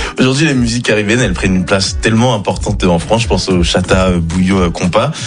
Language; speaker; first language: French; native; French